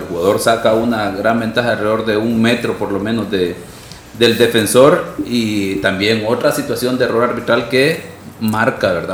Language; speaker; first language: Spanish; native; Spanish